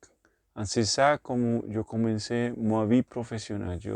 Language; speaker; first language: French; non-native, learner; Spanish